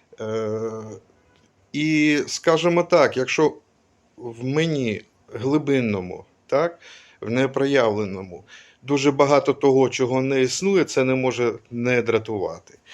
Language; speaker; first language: Ukrainian; non-native, local second language; Russian